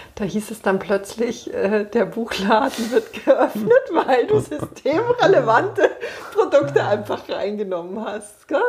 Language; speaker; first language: German; native; German